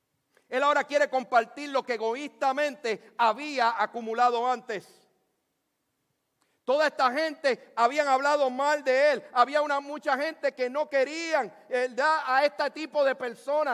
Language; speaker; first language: Spanish; native; Spanish